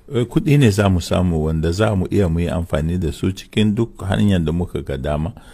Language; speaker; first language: Hausa; non-native, local second language; Arabic